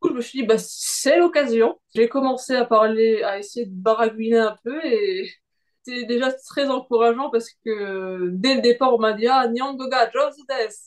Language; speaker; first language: French; native; French